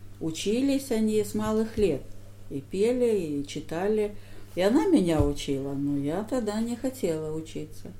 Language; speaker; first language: Russian; native; Russian